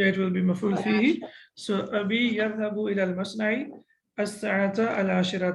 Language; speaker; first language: Arabic; non-native, fluent; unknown